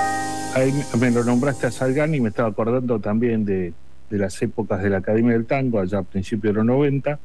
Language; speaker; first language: Spanish; native; Spanish